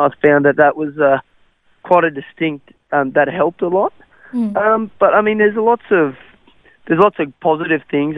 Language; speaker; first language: English; non-native, local second language; Afrikaans